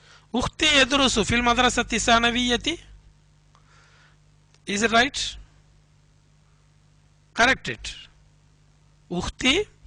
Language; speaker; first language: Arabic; non-native, fluent; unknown